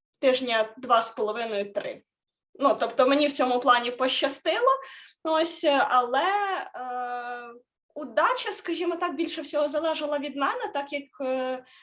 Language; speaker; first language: Ukrainian; native; Ukrainian